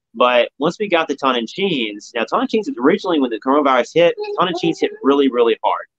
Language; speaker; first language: English; native; English